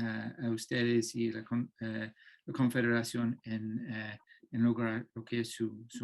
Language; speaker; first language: Spanish; non-native, fluent; English